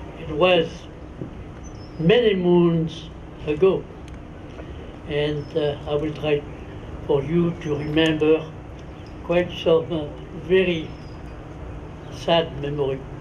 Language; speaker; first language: English; non-native, fluent; French